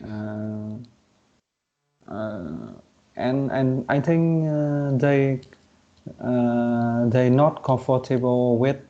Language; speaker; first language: English; non-native, learner; Vietnamese